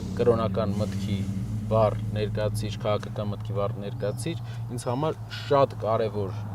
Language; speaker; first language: Armenian; native; Armenian